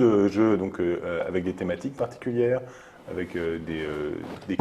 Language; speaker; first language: French; native; French